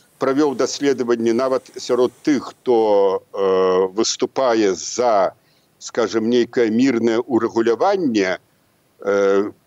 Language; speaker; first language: Belarusian; native; Belarusian